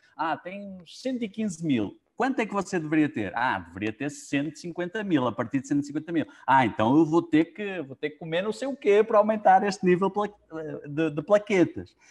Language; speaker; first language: Portuguese; native; Portuguese